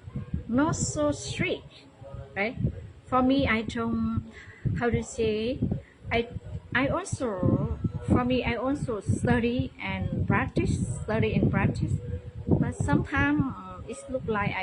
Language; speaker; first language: English; non-native, learner; Vietnamese